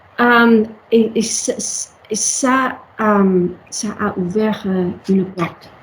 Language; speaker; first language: French; non-native, fluent; English